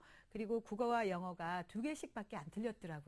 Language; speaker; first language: Korean; native; Korean